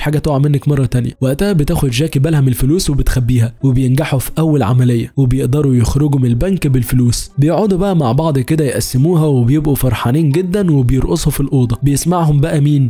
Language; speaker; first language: Arabic; native; Arabic